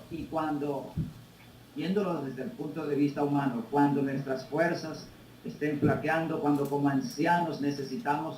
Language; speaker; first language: Spanish; native; Spanish